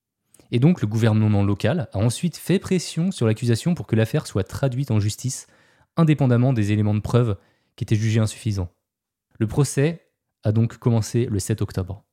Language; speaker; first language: French; native; French